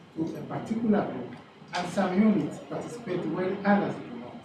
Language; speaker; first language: English; non-native, local second language; Swahili